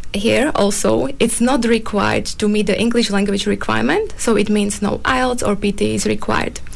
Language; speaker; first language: English; non-native, fluent; Slovak